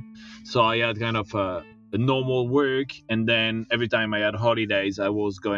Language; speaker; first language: English; non-native, fluent; French